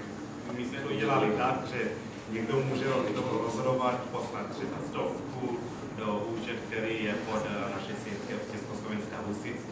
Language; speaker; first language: Czech; non-native, learner; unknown